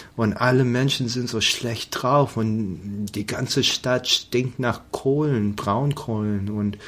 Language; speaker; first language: German; non-native, fluent; English